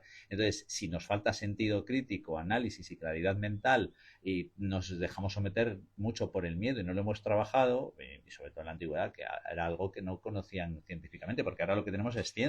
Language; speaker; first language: Spanish; native; Spanish